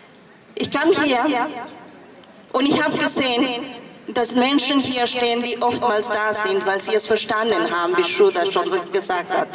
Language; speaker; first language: German; non-native, fluent; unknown